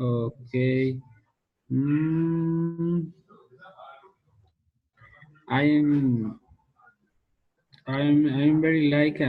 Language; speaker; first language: English; non-native, learner; Spanish